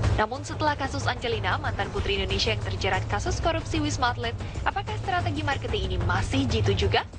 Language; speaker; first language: Indonesian; native; Indonesian